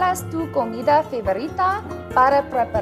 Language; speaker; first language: Spanish; non-native, learner; English